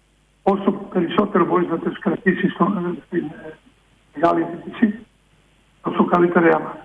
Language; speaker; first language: Greek; non-native, fluent; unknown